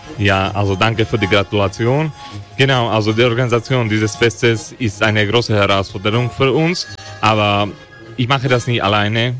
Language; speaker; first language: German; non-native, local second language; Slovak